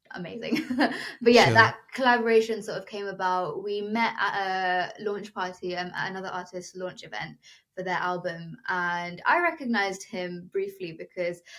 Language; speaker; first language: English; non-native, local second language; Telugu